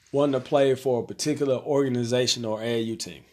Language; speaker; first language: English; native; English